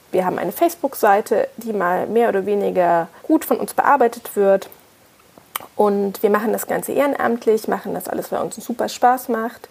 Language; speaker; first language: German; native; German